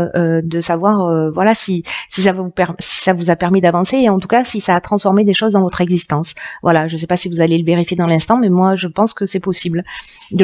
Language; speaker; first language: French; native; French